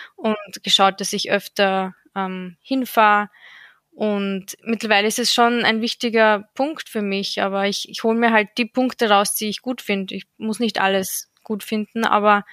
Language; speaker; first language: German; native; German